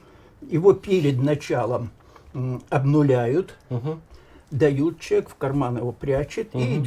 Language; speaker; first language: Russian; native; Russian